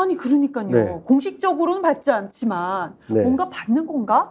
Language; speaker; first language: Korean; native; Korean